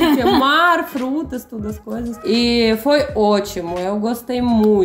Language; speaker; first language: Portuguese; non-native, learner; Russian